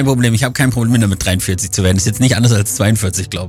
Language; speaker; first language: German; native; German